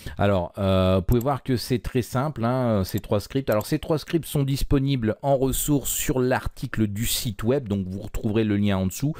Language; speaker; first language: French; native; French